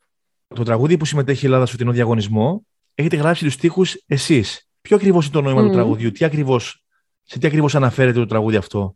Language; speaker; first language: Greek; native; Greek